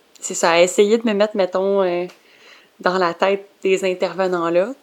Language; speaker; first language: French; native; French